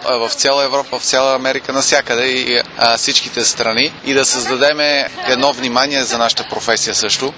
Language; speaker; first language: Bulgarian; non-native, fluent; German